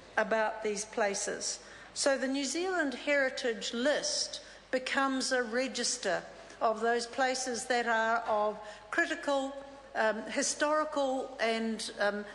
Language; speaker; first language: English; native; English